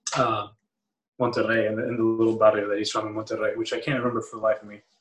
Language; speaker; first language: English; early bilingual, other home language; Spanish